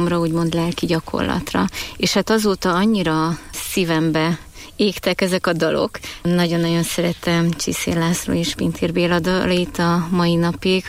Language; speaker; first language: Hungarian; native; Hungarian